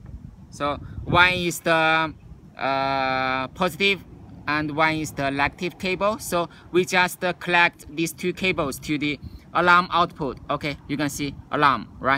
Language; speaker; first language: English; non-native, local second language; Chinese